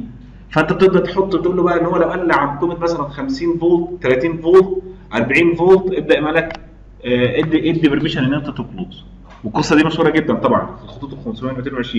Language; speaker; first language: Arabic; native; Arabic